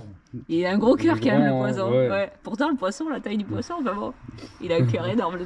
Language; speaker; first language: French; native; French